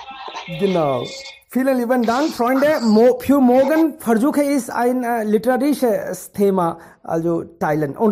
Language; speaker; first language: German; non-native, learner; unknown